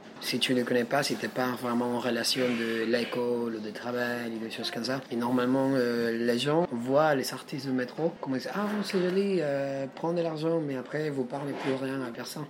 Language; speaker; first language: French; non-native, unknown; Spanish